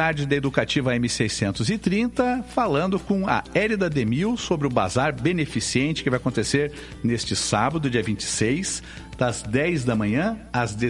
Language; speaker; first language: Portuguese; native; Portuguese